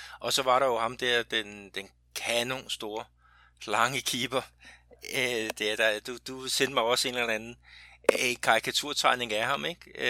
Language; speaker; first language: Danish; native; Danish